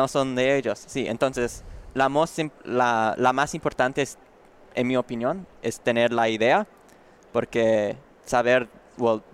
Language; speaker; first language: Spanish; non-native, learner; English